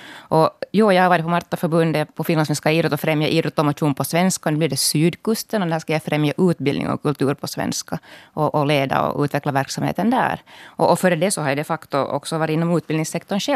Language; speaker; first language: Swedish; native; Swedish